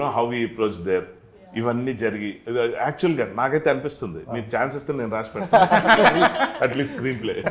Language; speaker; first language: Telugu; native; Telugu